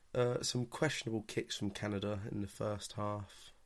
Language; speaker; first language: English; native; English